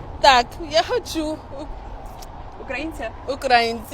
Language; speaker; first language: Ukrainian; non-native, learner; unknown